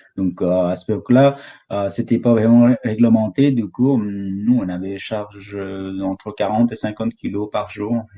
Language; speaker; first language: French; non-native, fluent; Sherpa